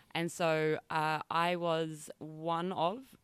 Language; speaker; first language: English; native; English